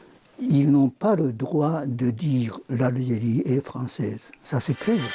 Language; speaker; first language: French; non-native, fluent; Japanese